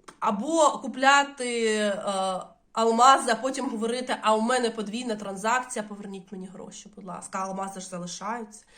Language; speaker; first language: Ukrainian; non-native, local second language; Russian